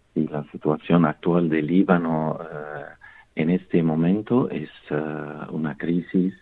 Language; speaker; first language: Spanish; non-native, fluent; Arabic